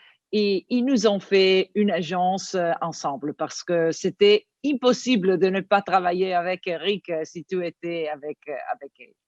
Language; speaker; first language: French; non-native, learner; Italian